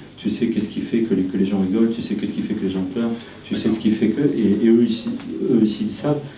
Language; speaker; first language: French; non-native, fluent; Spanish